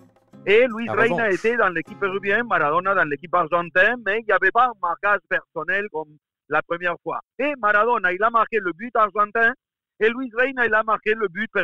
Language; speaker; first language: French; non-native, fluent; Spanish